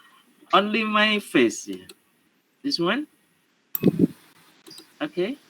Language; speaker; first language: English; non-native, learner; Indonesian